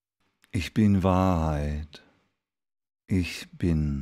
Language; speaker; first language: German; non-native, fluent; Dutch